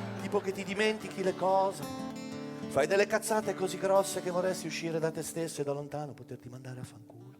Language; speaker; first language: Italian; native; Italian